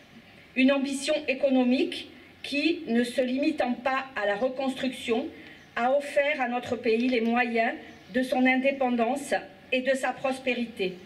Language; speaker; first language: French; native; French